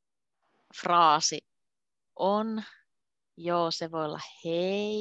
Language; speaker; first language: Finnish; native; Finnish